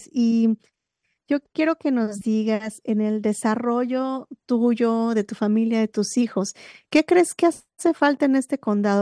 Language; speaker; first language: Spanish; native; Spanish